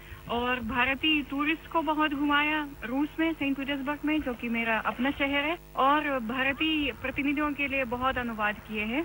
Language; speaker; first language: Hindi; non-native, fluent; Russian